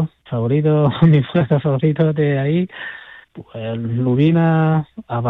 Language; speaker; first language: Spanish; non-native, fluent; Chinese